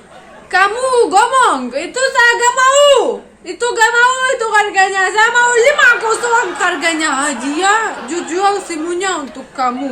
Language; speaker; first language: Indonesian; non-native, learner; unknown